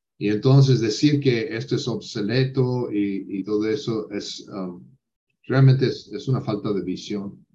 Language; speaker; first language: Spanish; non-native, fluent; English